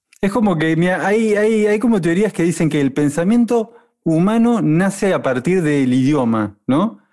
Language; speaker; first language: Spanish; native; Spanish